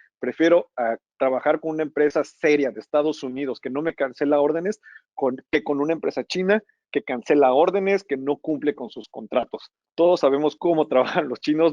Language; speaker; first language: Spanish; native; Spanish